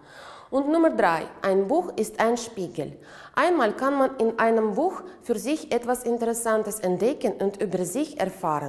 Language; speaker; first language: German; non-native, fluent; Uzbek